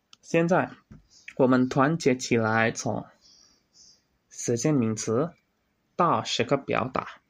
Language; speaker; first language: Chinese; non-native, learner; Indonesian